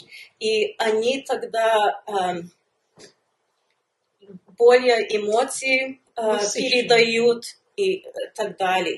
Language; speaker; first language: Russian; early bilingual, heritage; Russian